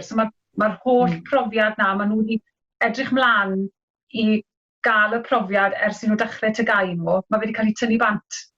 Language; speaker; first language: Welsh; native; Welsh